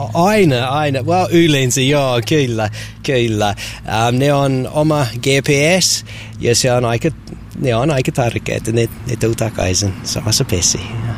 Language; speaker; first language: Finnish; non-native, learner; English